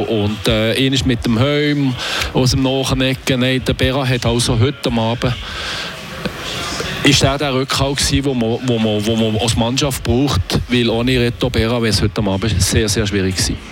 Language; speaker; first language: German; native; German